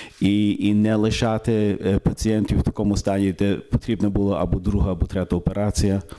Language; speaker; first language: Ukrainian; early bilingual, heritage; Ukrainian